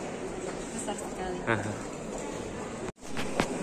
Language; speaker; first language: Indonesian; non-native, fluent; Russian